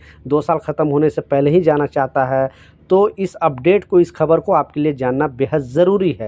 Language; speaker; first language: Hindi; native; Hindi